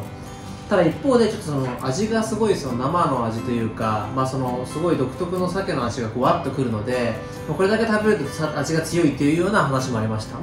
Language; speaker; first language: Japanese; native; Japanese